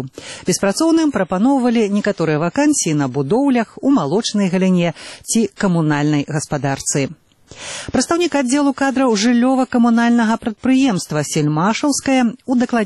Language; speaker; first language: Belarusian; native; Belarusian